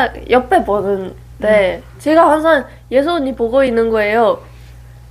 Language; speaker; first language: Korean; non-native, fluent; Japanese